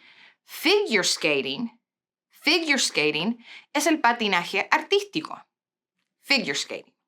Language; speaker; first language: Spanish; non-native, fluent; English